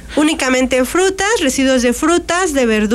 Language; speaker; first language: Spanish; native; Spanish